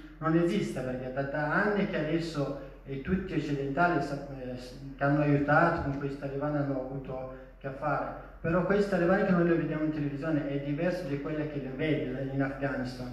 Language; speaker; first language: Italian; non-native, fluent; Persian